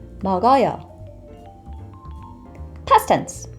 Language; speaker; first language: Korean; non-native, fluent; English